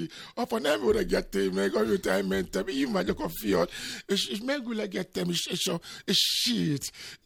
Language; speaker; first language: Hungarian; non-native, learner; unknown